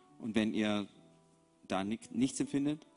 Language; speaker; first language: German; native; German